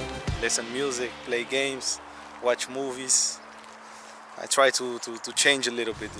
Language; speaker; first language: English; non-native, learner; Portuguese